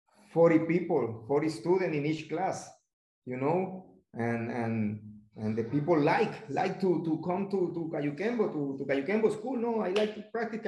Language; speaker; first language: English; non-native, learner; Spanish